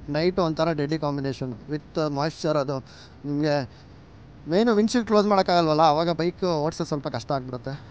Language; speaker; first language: Kannada; native; Kannada